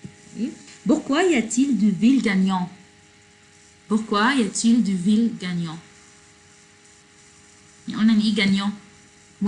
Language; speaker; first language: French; non-native, fluent; Arabic